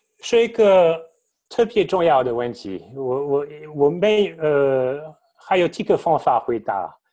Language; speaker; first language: Chinese; non-native, fluent; French